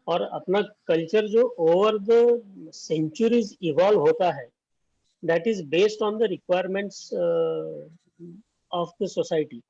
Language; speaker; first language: Hindi; non-native, local second language; Marathi